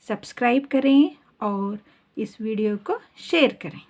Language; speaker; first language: Hindi; non-native, local second language; Kannada